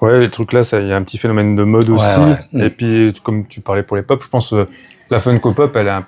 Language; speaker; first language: French; native; French